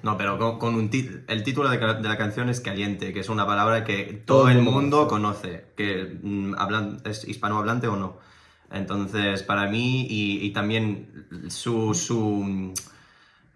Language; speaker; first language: Spanish; non-native, fluent; French